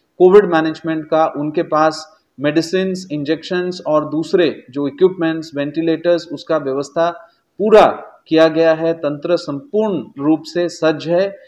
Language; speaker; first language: Hindi; non-native, local second language; Gujarati